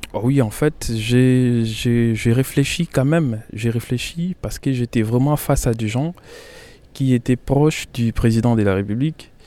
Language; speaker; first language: French; non-native, local second language; Lingala